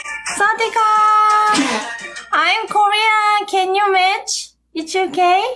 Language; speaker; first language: English; non-native, learner; Korean